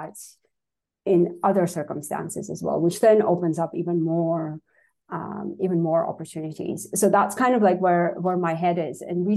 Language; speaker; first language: English; non-native, fluent; Russian